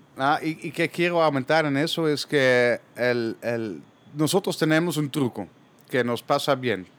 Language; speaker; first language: Spanish; non-native, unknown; Dutch